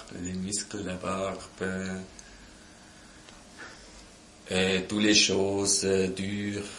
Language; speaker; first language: French; non-native, local second language; German